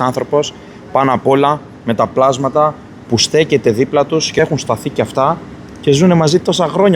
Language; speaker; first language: Greek; native; Greek